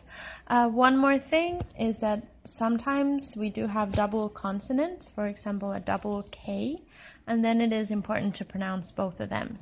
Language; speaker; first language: English; non-native, fluent; Finnish